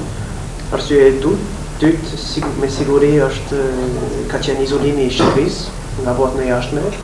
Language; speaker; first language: Albanian; non-native, fluent; English